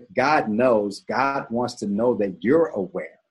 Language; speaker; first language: English; native; English